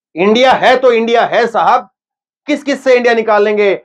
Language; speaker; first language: Hindi; native; Hindi